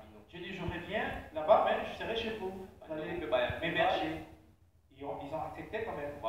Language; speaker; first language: French; non-native, local second language; Lingala